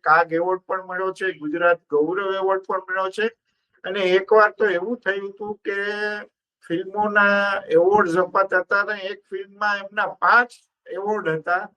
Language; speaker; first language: Gujarati; native; Gujarati